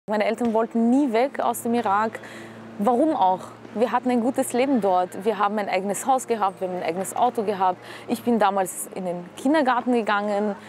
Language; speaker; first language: German; early bilingual, other home language; Kurdish